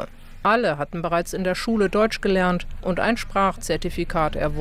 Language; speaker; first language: German; native; German